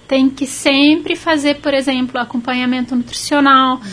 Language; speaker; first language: Portuguese; non-native, fluent; Arabic